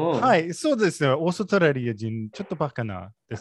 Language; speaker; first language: Japanese; non-native, learner; English